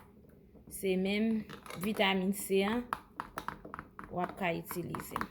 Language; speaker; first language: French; non-native, local second language; Haitian Creole